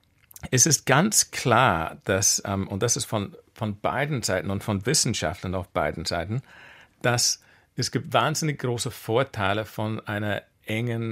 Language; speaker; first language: German; non-native, fluent; English